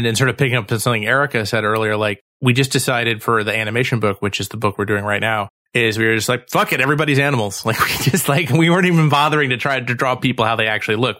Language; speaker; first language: English; native; English